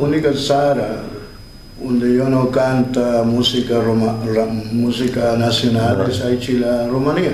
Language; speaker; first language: Romanian; non-native, learner; Spanish